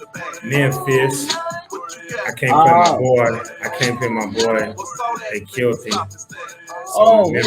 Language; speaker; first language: English; native; English